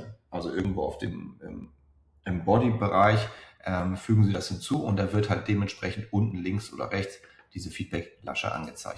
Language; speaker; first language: German; native; German